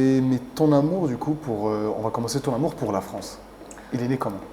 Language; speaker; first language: French; native; French